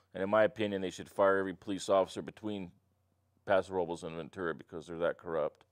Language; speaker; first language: English; native; English